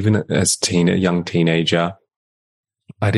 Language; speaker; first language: English; native; English